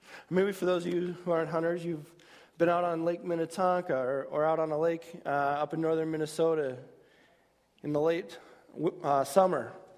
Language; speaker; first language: English; native; English